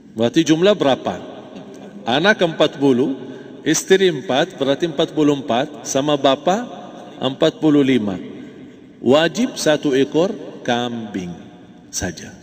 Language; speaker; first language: Malay; non-native, fluent; Arabic